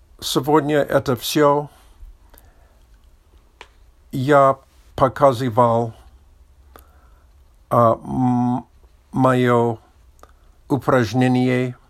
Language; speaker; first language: Russian; non-native, learner; English